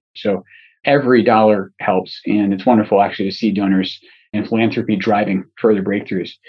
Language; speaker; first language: English; native; English